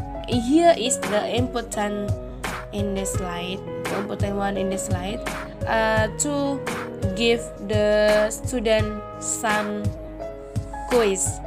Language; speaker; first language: English; non-native, learner; Indonesian